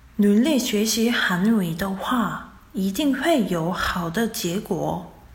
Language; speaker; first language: Chinese; non-native, fluent; Korean